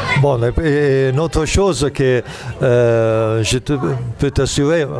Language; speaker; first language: French; non-native, fluent; Italian